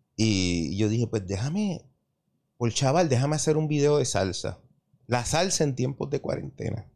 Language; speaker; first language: Spanish; native; Spanish